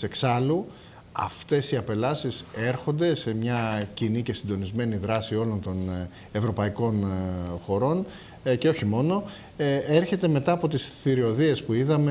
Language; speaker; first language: Greek; native; Greek